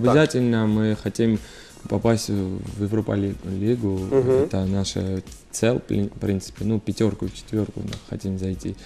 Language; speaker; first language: Russian; non-native, learner; Georgian